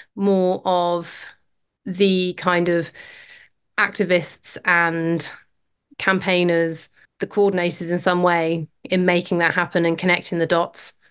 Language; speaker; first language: English; native; English